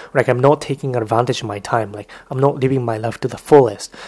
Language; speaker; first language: English; non-native, fluent; Japanese